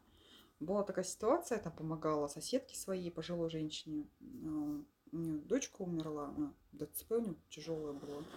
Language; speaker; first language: Russian; native; Russian